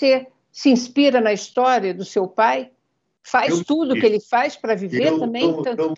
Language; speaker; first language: Portuguese; native; Portuguese